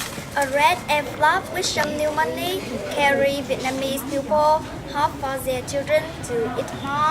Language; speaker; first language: English; non-native, learner; Vietnamese